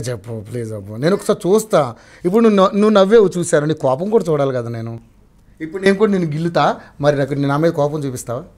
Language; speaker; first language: Telugu; native; Telugu